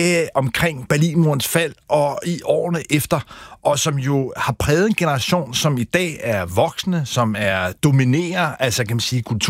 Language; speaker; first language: Danish; native; Danish